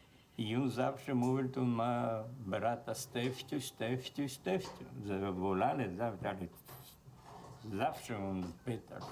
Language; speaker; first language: Polish; early bilingual, heritage; Polish